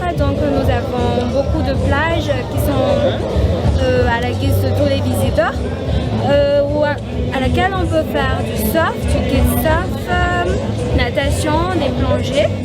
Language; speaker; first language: French; non-native, local second language; Malagasy